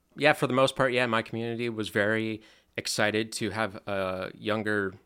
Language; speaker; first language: English; native; English